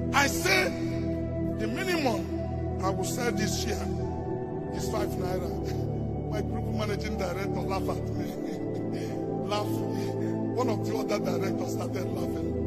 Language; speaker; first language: English; non-native, local second language; Igbo